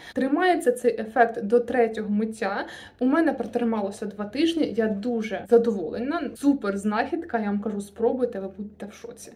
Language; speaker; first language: Ukrainian; non-native, local second language; Russian